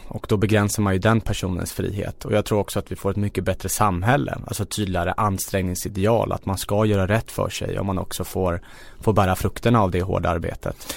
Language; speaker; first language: Swedish; early bilingual, other home language; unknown